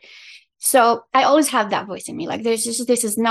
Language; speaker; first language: English; non-native, fluent; Arabic